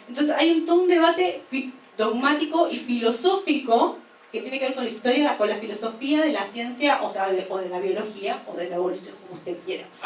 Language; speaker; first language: Spanish; native; Spanish